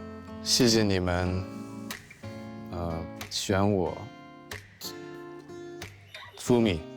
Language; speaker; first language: Chinese; non-native, learner; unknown